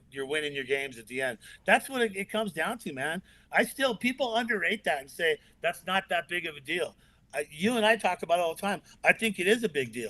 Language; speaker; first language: English; native; English